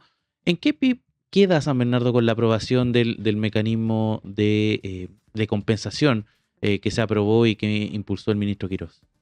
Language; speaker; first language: Spanish; native; Spanish